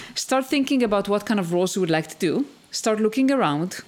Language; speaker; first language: English; non-native, fluent; Hebrew